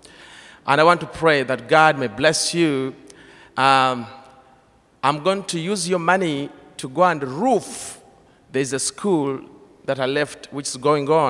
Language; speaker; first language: English; non-native, local second language; Ganda